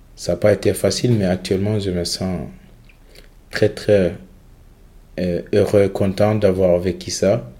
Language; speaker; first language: French; non-native, local second language; Fula